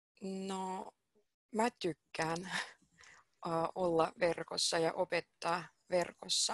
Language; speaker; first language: Finnish; non-native, fluent; Russian